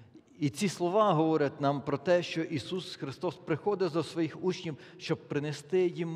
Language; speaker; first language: Polish; non-native, learner; Ukrainian